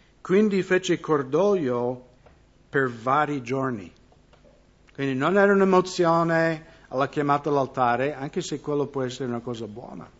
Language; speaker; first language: Italian; non-native, fluent; English